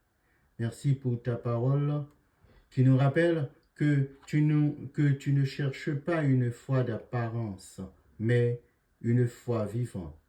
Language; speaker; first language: French; native; French